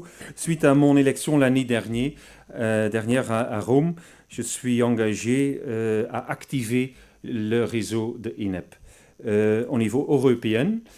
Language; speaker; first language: French; non-native, fluent; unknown